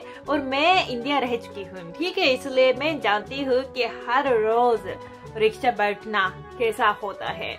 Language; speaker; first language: Hindi; non-native, fluent; Japanese